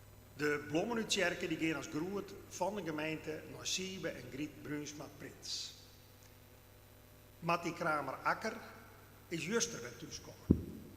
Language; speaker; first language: Dutch; non-native, local second language; Western Frisian